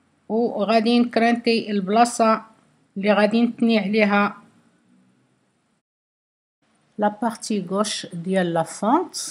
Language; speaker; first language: Arabic; native; Arabic